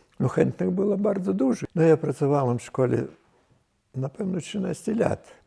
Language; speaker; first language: Polish; non-native, local second language; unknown